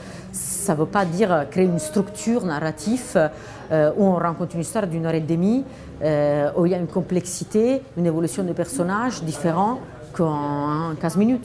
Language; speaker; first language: French; non-native, fluent; Italian